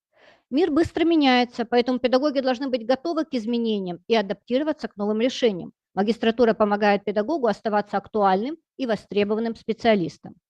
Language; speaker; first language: Russian; native; Russian